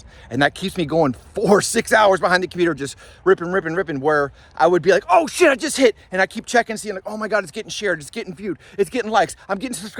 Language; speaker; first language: English; native; English